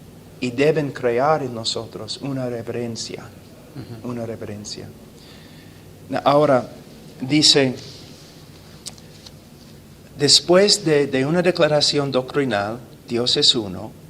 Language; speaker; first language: Spanish; non-native, fluent; English